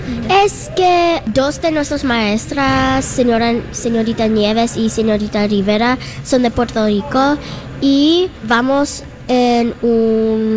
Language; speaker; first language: Spanish; non-native, learner; English